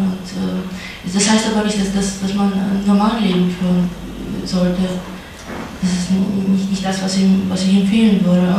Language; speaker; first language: German; non-native, fluent; Russian